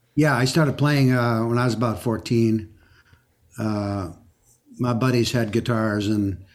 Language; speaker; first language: English; early bilingual, other home language; French